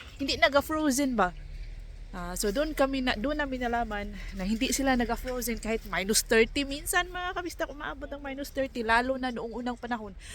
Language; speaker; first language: Filipino; non-native, local second language; Cebuano